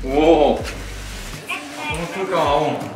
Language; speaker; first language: Japanese; non-native, learner; Chinese